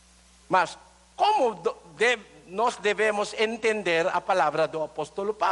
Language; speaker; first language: Portuguese; non-native, learner; Filipino